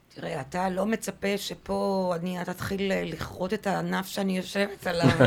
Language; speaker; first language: Hebrew; early bilingual, other home language; French